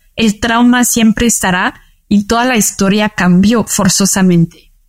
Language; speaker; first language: Spanish; non-native, fluent; French